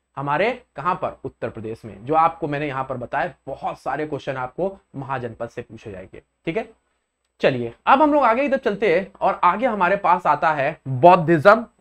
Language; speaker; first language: Hindi; native; Hindi